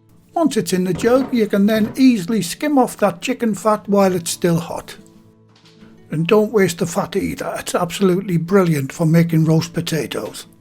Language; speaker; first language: English; native; English